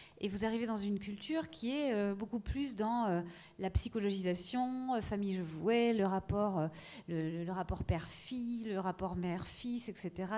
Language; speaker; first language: French; native; French